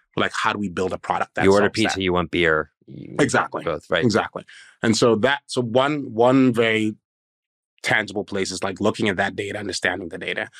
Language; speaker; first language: English; non-native, local second language; Akan